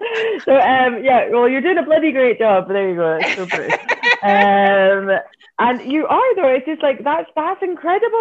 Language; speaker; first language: English; native; English